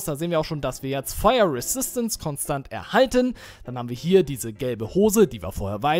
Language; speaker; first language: German; native; German